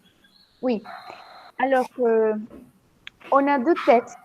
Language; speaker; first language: French; non-native, fluent; Spanish